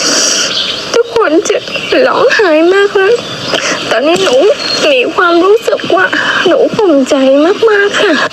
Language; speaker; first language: Thai; non-native, learner; Vietnamese